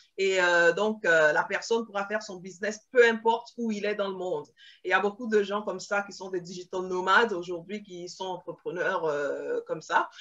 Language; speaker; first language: French; early bilingual, other home language; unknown